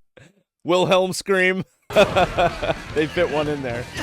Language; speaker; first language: English; native; English